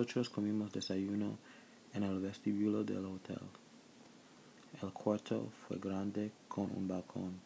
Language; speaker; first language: Spanish; non-native, learner; English